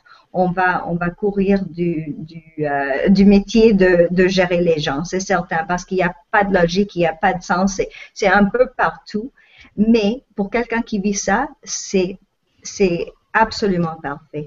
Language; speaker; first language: French; non-native, local second language; English